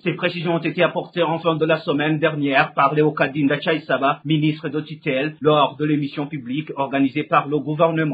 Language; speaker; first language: French; non-native, local second language; Rundi